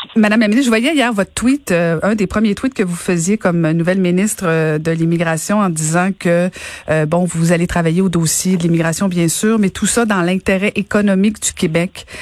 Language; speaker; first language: French; native; French